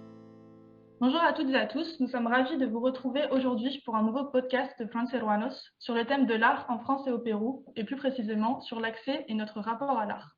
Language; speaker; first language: French; native; French